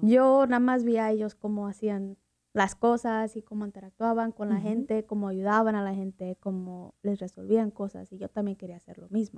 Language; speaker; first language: Spanish; early bilingual, heritage; Spanish